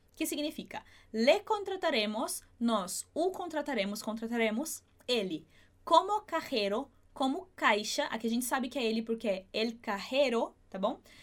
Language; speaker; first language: Portuguese; native; Portuguese